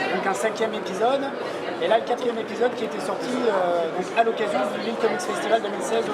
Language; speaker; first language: French; native; French